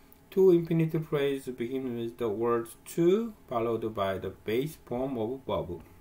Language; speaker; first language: English; non-native, fluent; Korean